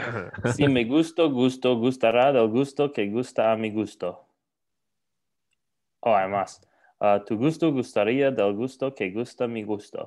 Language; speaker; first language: Spanish; non-native, learner; English